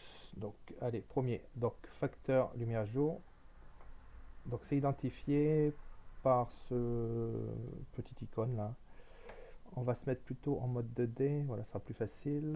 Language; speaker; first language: French; native; French